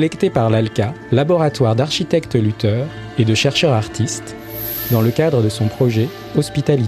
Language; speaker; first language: French; native; French